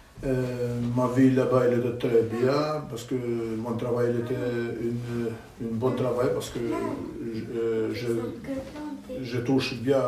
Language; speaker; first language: French; non-native, learner; Albanian